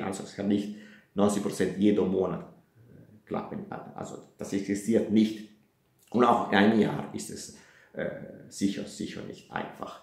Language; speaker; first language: German; non-native, fluent; Italian